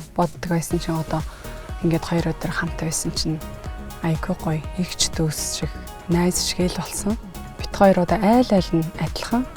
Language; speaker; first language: Mongolian; non-native, local second language; Kazakh